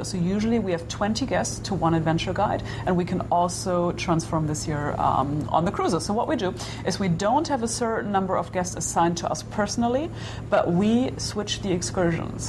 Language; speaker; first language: English; non-native, fluent; German